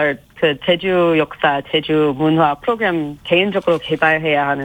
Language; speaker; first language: Korean; non-native, learner; English